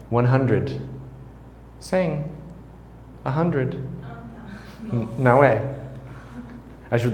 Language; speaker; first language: Portuguese; non-native, fluent; English